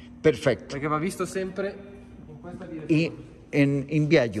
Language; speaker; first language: Italian; non-native, learner; Spanish